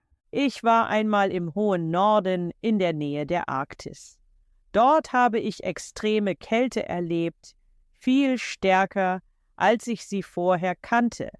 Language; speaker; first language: German; native; German